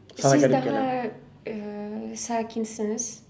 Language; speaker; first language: Turkish; non-native, fluent; Russian